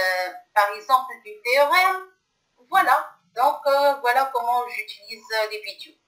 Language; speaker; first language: French; non-native, local second language; Arabic